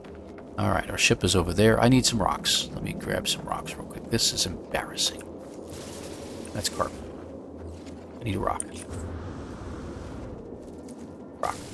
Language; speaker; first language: English; native; English